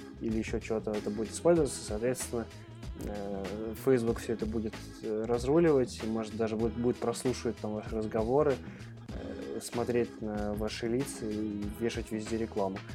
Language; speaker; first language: Russian; native; Russian